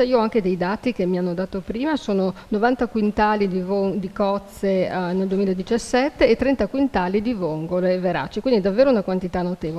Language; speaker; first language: Italian; native; Italian